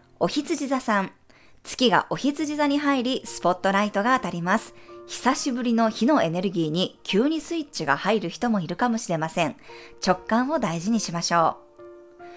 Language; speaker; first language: Japanese; native; Japanese